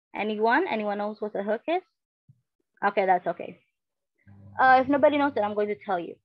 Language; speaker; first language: English; non-native, fluent; Indonesian